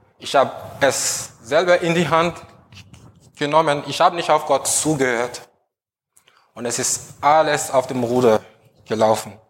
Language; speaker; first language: German; non-native, fluent; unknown